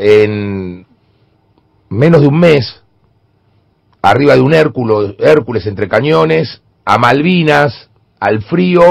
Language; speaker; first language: Spanish; native; Spanish